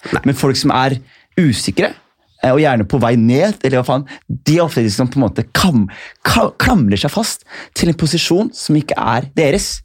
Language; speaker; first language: Norwegian; early bilingual, other home language; Somali